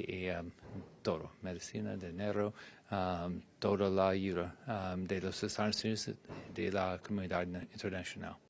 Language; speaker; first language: Spanish; non-native, learner; English